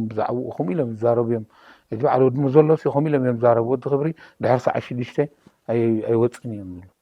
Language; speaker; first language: Tigrinya; native; Tigrinya